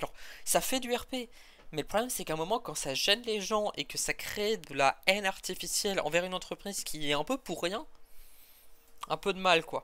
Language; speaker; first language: French; native; French